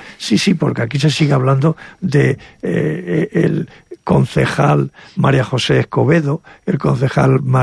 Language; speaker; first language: Spanish; native; Spanish